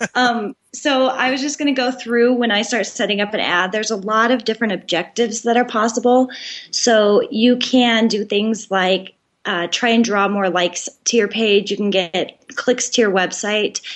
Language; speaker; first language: English; native; English